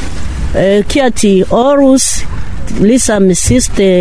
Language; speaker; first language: Danish; non-native, learner; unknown